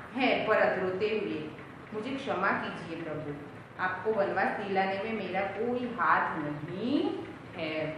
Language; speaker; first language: Hindi; non-native, local second language; Gujarati